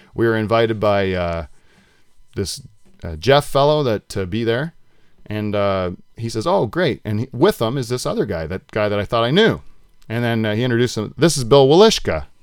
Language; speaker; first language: English; native; English